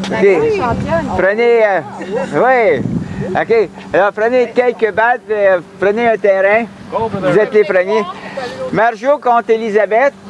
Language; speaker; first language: French; native; French